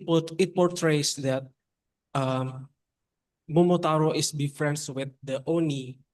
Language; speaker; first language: English; non-native, fluent; Indonesian